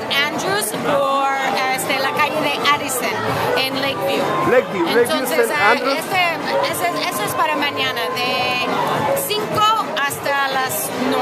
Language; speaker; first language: Spanish; non-native, fluent; English